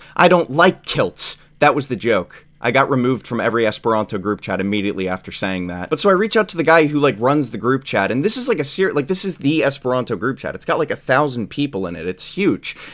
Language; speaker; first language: English; native; English